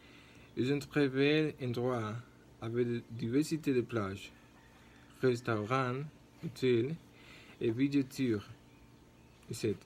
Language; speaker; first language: French; non-native, learner; Spanish